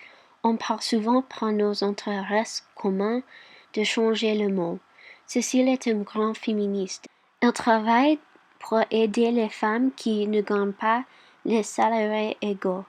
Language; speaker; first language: French; non-native, learner; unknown